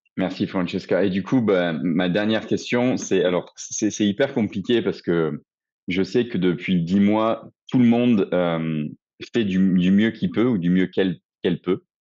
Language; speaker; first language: French; native; French